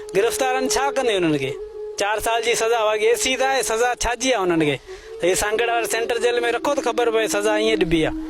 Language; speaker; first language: Sindhi; non-native, local second language; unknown